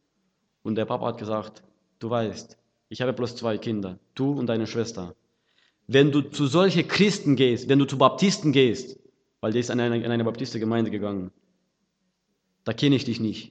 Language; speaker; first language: German; non-native, fluent; Russian